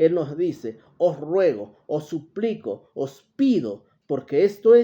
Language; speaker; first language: Spanish; native; Spanish